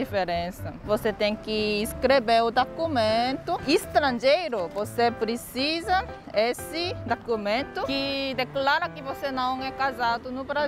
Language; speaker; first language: Portuguese; non-native, learner; Korean